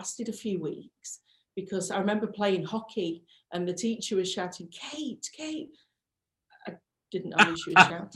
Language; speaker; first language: English; native; English